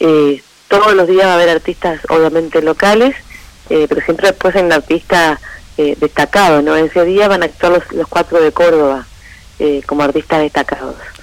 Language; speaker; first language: Spanish; native; Spanish